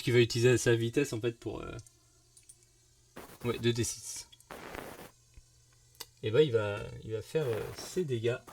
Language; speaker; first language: French; native; French